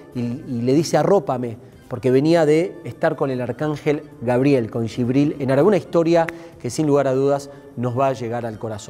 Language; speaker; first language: Spanish; native; Spanish